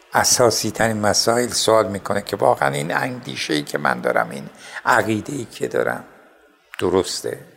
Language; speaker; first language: Persian; non-native, local second language; Azerbaijani